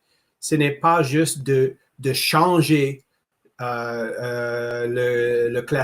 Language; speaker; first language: French; non-native, local second language; English